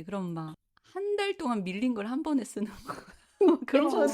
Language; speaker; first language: Korean; native; Korean